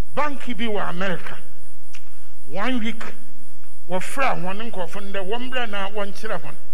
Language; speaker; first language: English; non-native, local second language; Akan